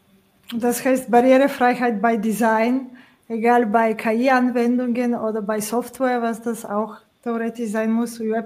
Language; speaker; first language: German; non-native, fluent; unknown